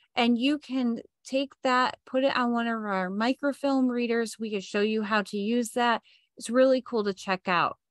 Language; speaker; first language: English; native; English